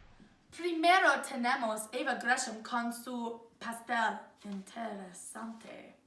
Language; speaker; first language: Spanish; non-native, learner; English